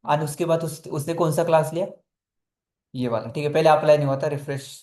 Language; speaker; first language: Hindi; non-native, local second language; Marathi